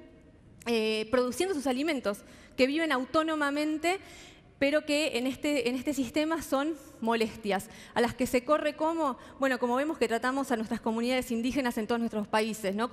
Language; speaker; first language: Spanish; native; Spanish